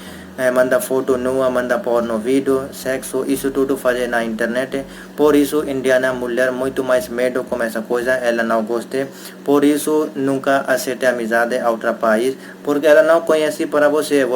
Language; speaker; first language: Portuguese; non-native, learner; Hindi